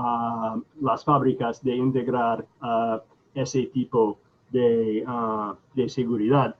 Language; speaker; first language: Spanish; non-native, fluent; English